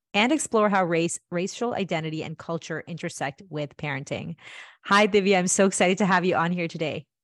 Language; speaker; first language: English; early bilingual, other home language; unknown